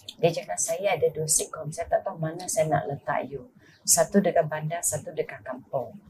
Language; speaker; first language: Malay; non-native, local second language; Chinese